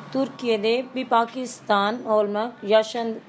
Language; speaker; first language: Turkish; non-native, learner; Urdu